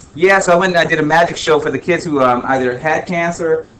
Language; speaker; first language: English; early bilingual, other home language; Spanish